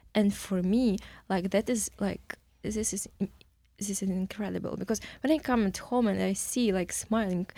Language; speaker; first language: English; non-native, learner; Ukrainian